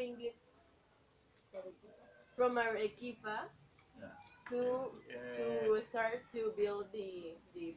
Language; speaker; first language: English; non-native, learner; Spanish